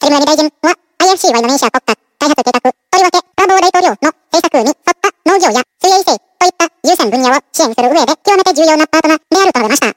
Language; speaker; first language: Japanese; non-native, fluent; Indonesian